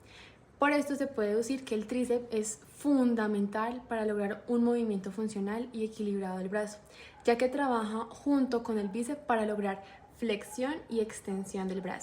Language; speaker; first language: Spanish; native; Spanish